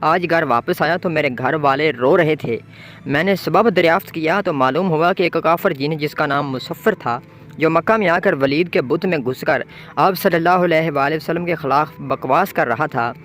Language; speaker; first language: Urdu; native; Urdu